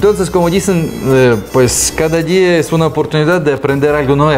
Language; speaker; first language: Spanish; non-native, fluent; Russian